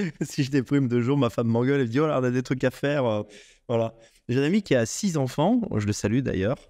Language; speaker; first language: French; native; French